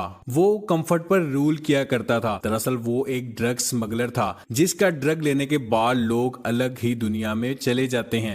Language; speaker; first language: Hindi; native; Hindi